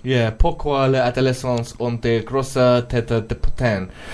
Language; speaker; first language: French; non-native, learner; English